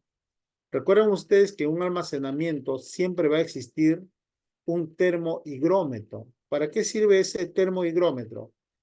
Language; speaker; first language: Spanish; native; Spanish